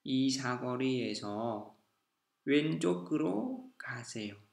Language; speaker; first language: Korean; non-native, fluent; Vietnamese